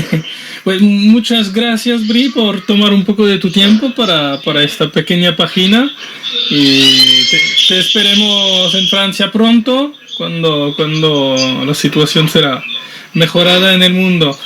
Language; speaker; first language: Spanish; non-native, fluent; French